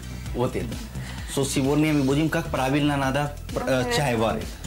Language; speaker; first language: Russian; non-native, learner; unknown